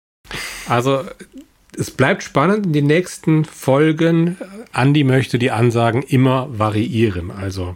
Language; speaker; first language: German; native; German